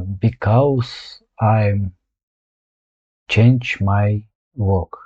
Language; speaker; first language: English; non-native, learner; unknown